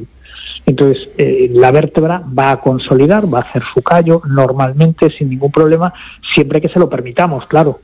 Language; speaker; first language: Spanish; native; Spanish